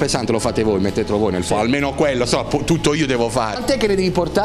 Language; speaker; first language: Italian; native; Italian